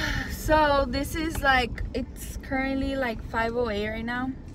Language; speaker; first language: English; early bilingual, other home language; Spanish